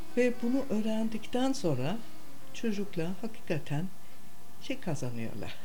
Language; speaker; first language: Turkish; non-native, fluent; German